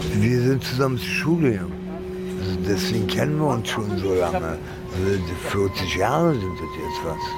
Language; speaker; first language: German; early bilingual, other home language; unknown